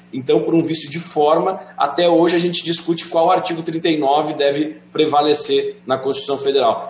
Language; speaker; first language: Portuguese; native; Portuguese